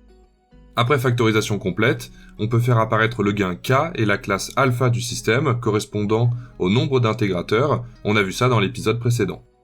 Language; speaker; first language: French; native; French